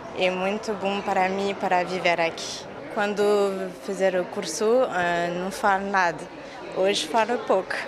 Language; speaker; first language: Portuguese; non-native, learner; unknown